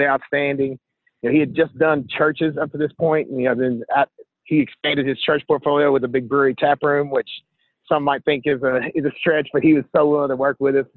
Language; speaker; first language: English; native; English